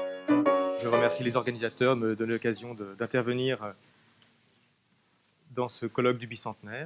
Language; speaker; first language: French; native; French